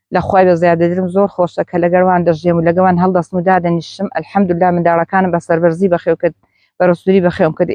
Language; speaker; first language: Central Kurdish; native; Central Kurdish